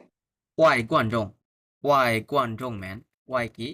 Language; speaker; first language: Chinese; non-native, fluent; Bangla